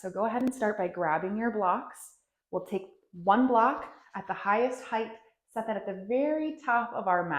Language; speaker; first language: English; native; English